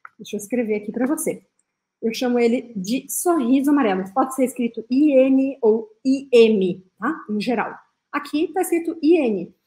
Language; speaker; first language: Portuguese; non-native, fluent; French